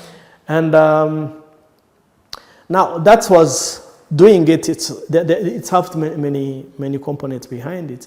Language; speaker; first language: English; non-native, local second language; Kinyarwanda